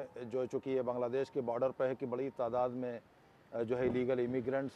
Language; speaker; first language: Urdu; native; Urdu